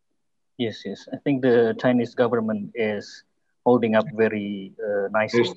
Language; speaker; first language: English; non-native, fluent; Indonesian